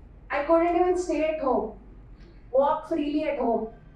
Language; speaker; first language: English; non-native, local second language; Telugu